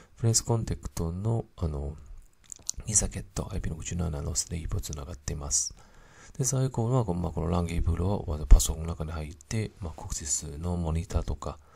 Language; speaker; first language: Japanese; non-native, fluent; Cantonese